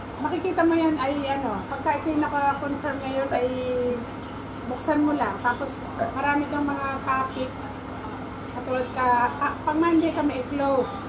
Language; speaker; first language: Filipino; native; Filipino